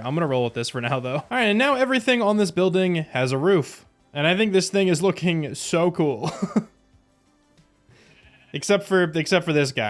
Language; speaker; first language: English; native; English